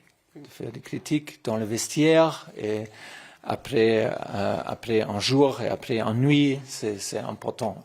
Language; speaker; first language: French; non-native, learner; German